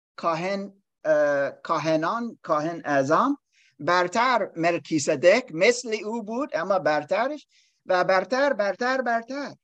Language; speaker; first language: Persian; non-native, learner; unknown